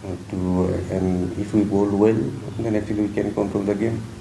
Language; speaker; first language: English; non-native, local second language; Bangla